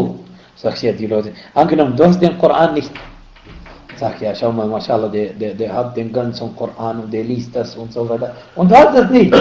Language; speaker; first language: German; non-native, fluent; Arabic